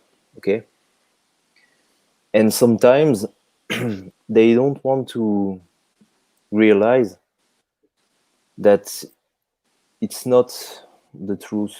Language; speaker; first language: English; non-native, fluent; French